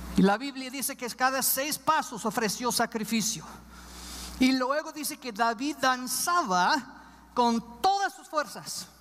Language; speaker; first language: Spanish; non-native, fluent; English